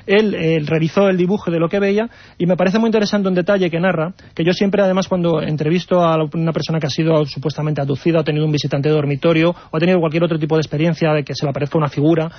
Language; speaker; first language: Spanish; native; Spanish